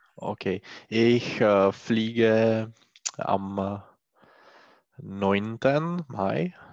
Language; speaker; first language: German; non-native, learner; Czech